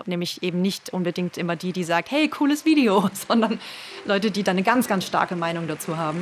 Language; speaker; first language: German; native; German